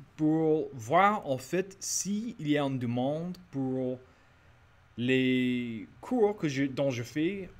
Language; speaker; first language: French; non-native, fluent; English